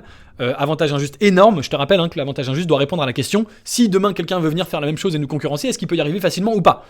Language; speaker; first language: French; native; French